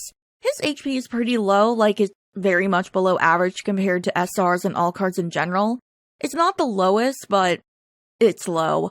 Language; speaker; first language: English; native; English